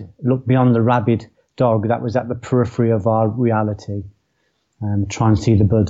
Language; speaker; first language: English; native; English